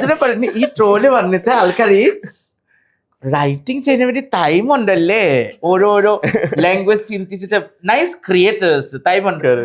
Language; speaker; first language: Malayalam; non-native, fluent; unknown